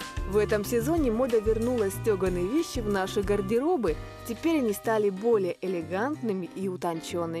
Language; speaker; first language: Russian; native; Russian